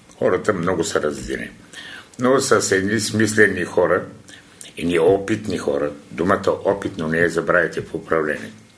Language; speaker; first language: Bulgarian; non-native, local second language; Turkish